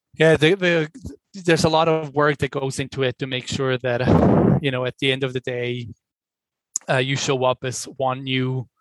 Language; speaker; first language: English; non-native, fluent; Swiss German